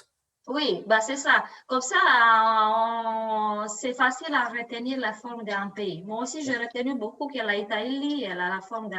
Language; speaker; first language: French; non-native, learner; Romanian